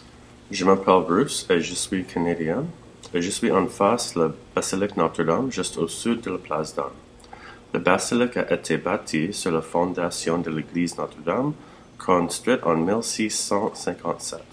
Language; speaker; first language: French; non-native, learner; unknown